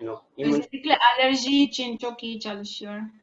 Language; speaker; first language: Turkish; non-native, fluent; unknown